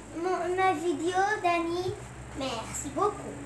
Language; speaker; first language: French; non-native, local second language; Arabic